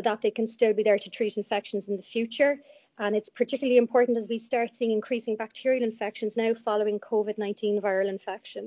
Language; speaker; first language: English; native; English